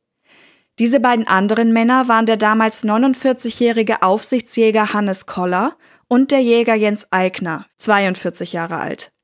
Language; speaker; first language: German; native; German